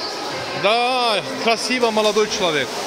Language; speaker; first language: Russian; non-native, learner; Turkish